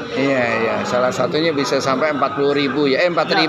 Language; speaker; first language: Indonesian; native; Indonesian